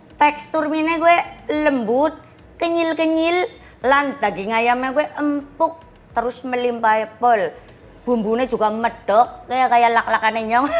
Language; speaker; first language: Indonesian; non-native, local second language; Javanese